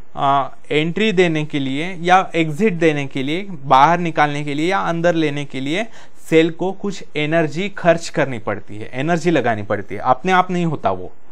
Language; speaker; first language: Hindi; non-native, local second language; Marathi